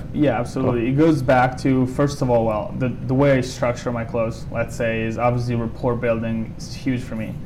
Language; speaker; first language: English; non-native, fluent; Italian